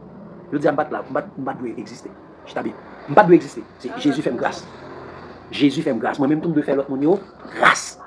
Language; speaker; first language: French; non-native, local second language; Haitian Creole